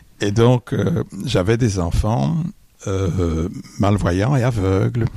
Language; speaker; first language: French; native; French